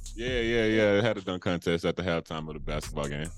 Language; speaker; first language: English; native; English